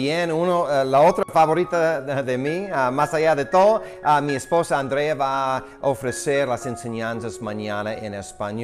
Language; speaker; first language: Spanish; non-native, fluent; English